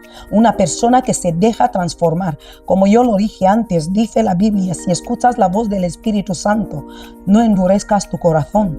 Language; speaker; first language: Spanish; non-native, local second language; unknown